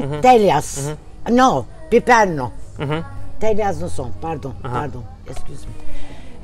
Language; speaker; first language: Spanish; early bilingual, heritage; Turkish